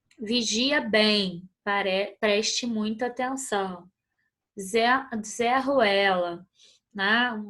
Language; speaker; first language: Portuguese; native; Portuguese